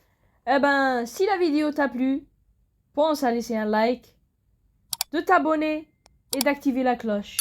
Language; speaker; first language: French; native; French